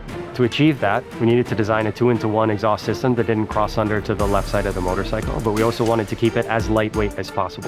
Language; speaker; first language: English; native; English